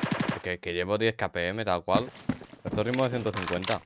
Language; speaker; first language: Spanish; native; Spanish